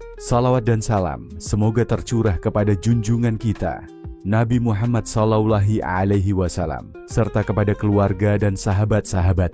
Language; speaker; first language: Indonesian; native; Indonesian